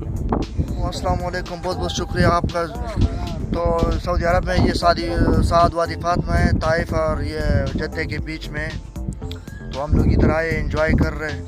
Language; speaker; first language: Hindi; non-native, local second language; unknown